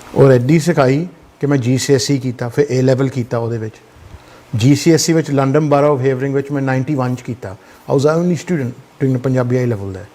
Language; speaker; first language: Punjabi; early bilingual, heritage; Punjabi